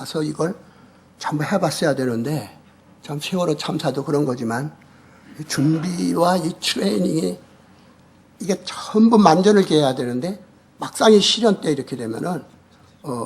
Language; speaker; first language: Korean; native; Korean